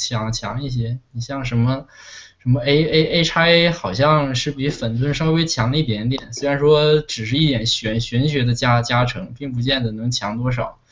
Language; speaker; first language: Chinese; native; Chinese